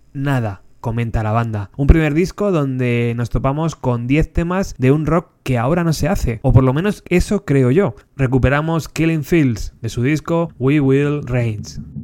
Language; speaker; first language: Spanish; native; Spanish